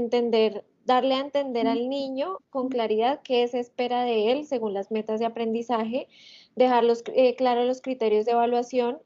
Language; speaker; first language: Spanish; native; Spanish